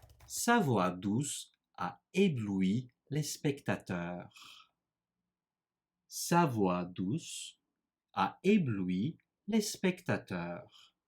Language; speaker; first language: French; non-native, fluent; Turkish